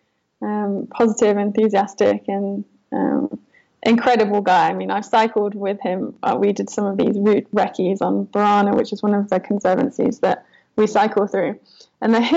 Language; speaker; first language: English; native; English